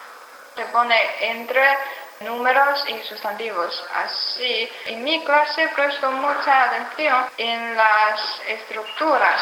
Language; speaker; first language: Spanish; non-native, learner; Chinese